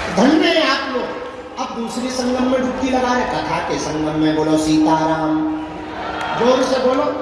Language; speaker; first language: Hindi; native; Hindi